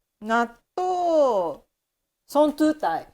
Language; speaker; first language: Polish; non-native, learner; Japanese